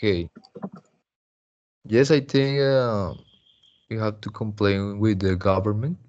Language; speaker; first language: English; non-native, learner; Spanish